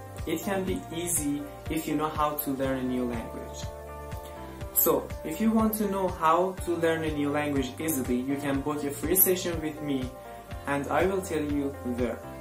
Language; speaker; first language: English; non-native, fluent; Persian